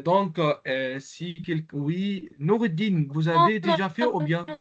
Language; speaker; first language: French; non-native, local second language; Arabic